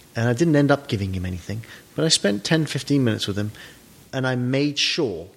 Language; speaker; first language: English; native; English